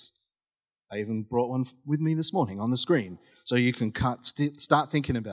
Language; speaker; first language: English; native; English